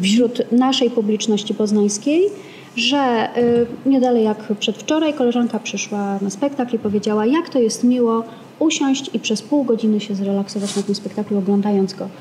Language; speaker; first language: Polish; native; Polish